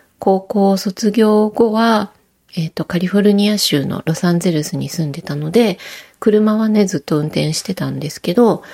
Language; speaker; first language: Japanese; native; Japanese